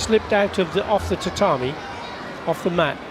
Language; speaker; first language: English; native; English